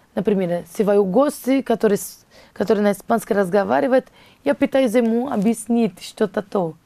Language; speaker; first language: Russian; non-native, fluent; Portuguese